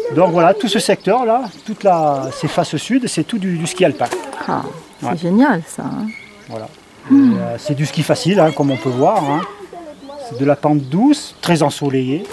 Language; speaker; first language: French; native; French